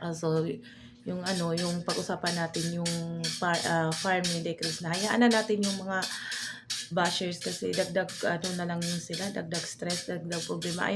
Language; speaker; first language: Filipino; non-native, local second language; Waray